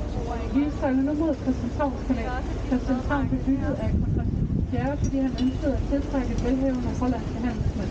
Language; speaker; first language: Danish; native; Danish